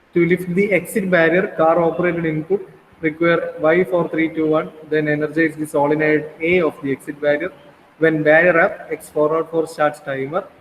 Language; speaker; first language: English; non-native, local second language; Malayalam